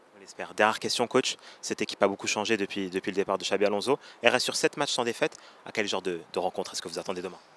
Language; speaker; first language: French; native; French